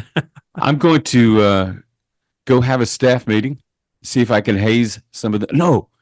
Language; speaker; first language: English; native; English